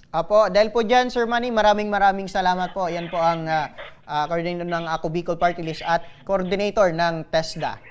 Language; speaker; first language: Filipino; non-native, local second language; Bikol